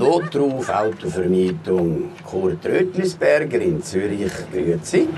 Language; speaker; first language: German; native; German